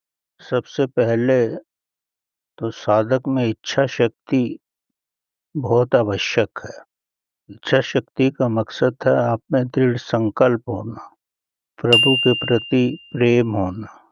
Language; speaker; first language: Hindi; native; Hindi